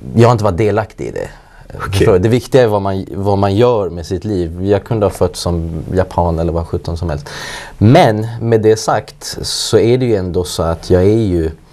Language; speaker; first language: Swedish; early bilingual, other home language; Persian